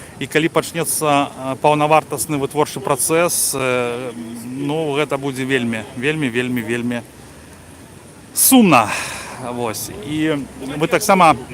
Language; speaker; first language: Belarusian; non-native, local second language; Russian